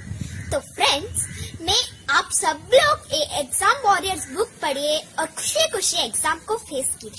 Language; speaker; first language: Hindi; non-native, local second language; Kannada